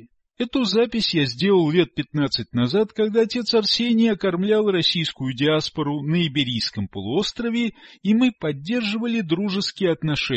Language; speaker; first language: Russian; native; Russian